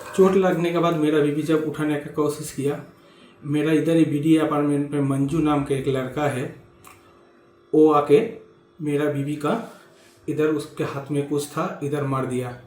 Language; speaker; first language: Hindi; non-native, local second language; Bangla